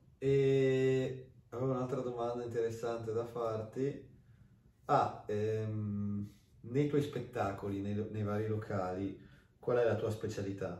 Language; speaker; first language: Italian; native; Italian